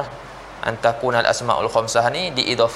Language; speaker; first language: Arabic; non-native, fluent; Malay